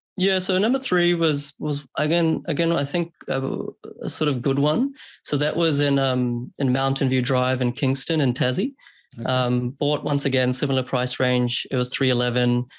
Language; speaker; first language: English; early bilingual, other home language; Hindi